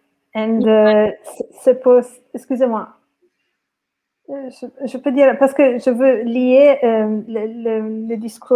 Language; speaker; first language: French; non-native, fluent; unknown